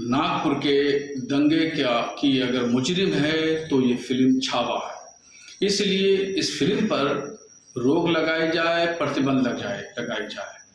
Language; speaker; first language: Hindi; native; Hindi